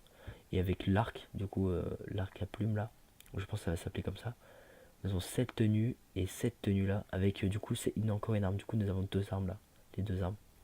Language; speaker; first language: French; native; French